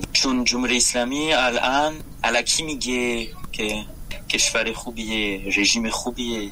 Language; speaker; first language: Persian; non-native, fluent; French